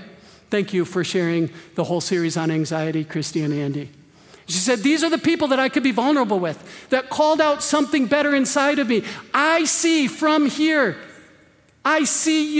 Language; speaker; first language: English; native; English